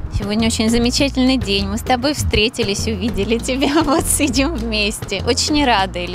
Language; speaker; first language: Russian; native; Russian